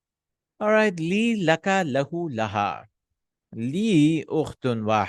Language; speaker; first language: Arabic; non-native, fluent; Urdu